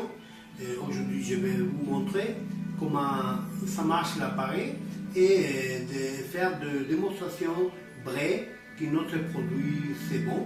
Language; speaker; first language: French; non-native, learner; Spanish